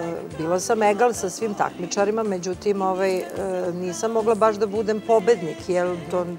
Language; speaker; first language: Serbian; native; Serbian